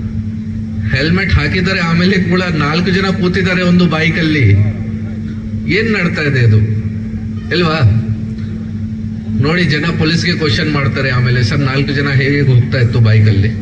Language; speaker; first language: Kannada; non-native, local second language; Hindi